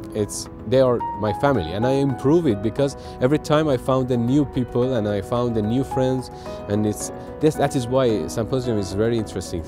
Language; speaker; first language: English; non-native, learner; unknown